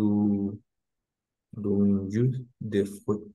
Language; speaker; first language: French; non-native, learner; Spanish